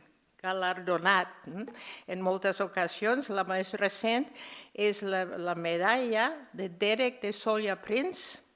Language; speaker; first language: Catalan; non-native, fluent; English